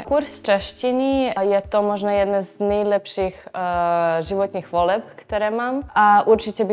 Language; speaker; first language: Czech; non-native, fluent; Serbian